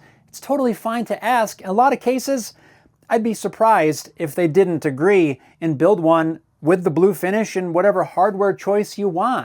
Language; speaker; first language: English; native; English